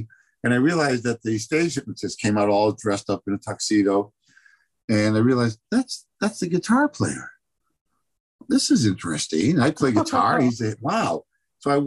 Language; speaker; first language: English; native; English